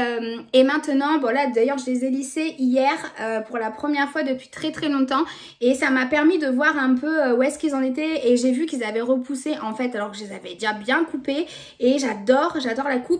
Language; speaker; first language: French; native; French